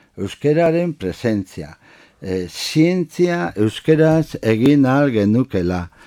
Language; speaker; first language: Basque; non-native, local second language; Spanish